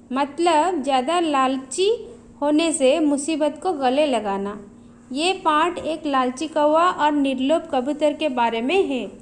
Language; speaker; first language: Hindi; non-native, local second language; Odia